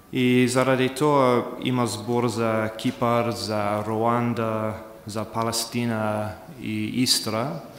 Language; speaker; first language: Macedonian; non-native, fluent; English